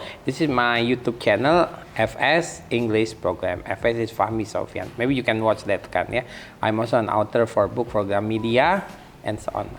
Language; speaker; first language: English; non-native, fluent; Indonesian